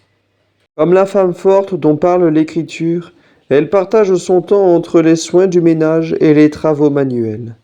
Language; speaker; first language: French; native; French